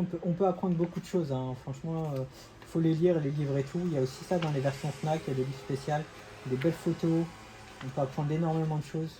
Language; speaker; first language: French; native; French